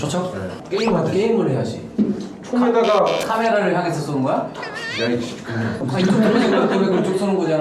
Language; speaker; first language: Korean; native; Korean